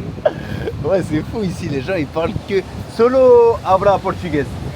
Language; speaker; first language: French; native; French